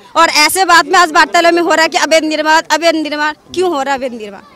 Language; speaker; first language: Hindi; native; Hindi